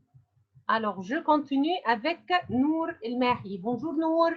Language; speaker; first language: French; non-native, fluent; Arabic